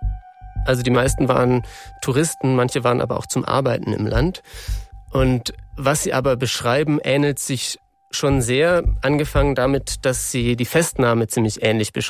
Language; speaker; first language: German; native; German